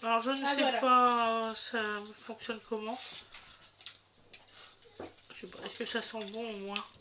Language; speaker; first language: French; native; French